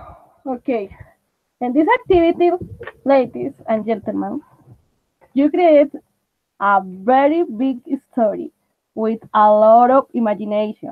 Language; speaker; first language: English; non-native, learner; Spanish